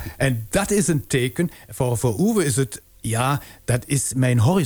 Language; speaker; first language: Dutch; non-native, fluent; German